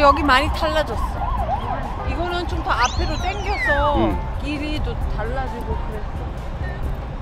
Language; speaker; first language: Korean; non-native, fluent; German